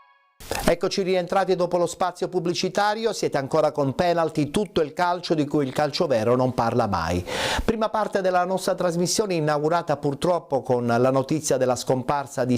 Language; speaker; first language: Italian; native; Italian